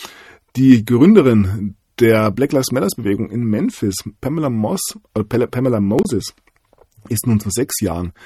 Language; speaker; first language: German; native; German